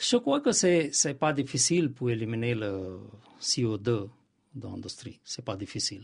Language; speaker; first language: French; non-native, learner; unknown